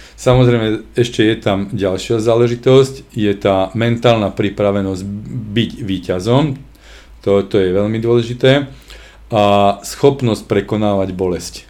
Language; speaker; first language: Slovak; native; Slovak